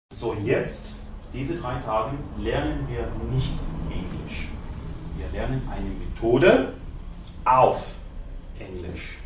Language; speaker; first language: German; non-native, fluent; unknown